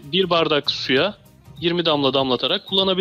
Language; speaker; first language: Turkish; native; Turkish